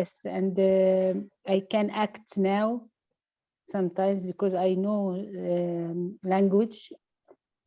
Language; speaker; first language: English; non-native, learner; Arabic